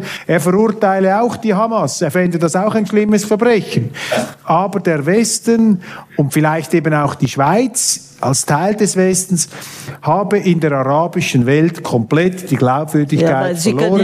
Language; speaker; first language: German; native; German